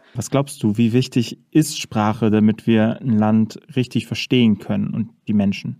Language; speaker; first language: German; native; German